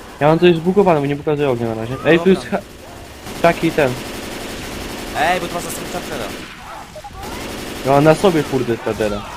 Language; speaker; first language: Polish; native; Polish